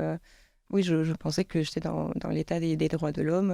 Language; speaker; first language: French; non-native, fluent; Russian